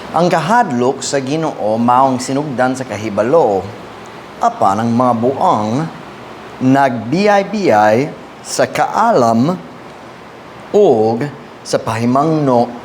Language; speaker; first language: Cebuano; non-native, fluent; English